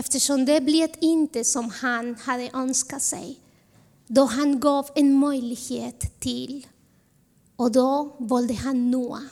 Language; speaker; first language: Swedish; non-native, fluent; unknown